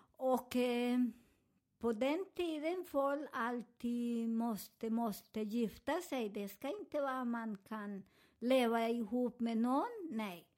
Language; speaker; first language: Swedish; non-native, fluent; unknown